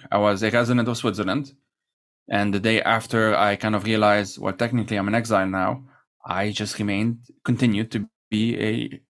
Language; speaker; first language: English; non-native, fluent; Arabic